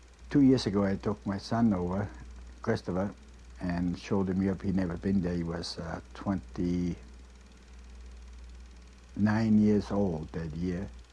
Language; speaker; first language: English; non-native, fluent; German